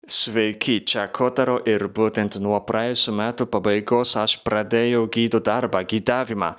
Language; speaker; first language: Lithuanian; non-native, fluent; Japanese